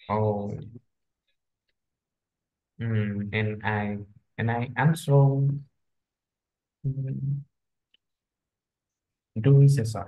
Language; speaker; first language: English; non-native, learner; Vietnamese